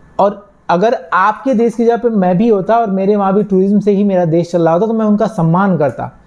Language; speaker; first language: Hindi; native; Hindi